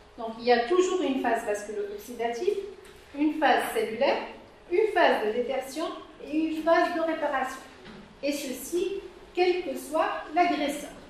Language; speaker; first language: French; non-native, local second language; Arabic